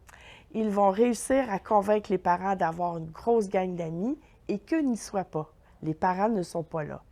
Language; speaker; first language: French; native; French